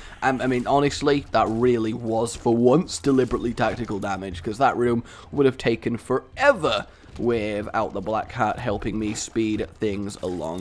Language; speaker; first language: English; native; English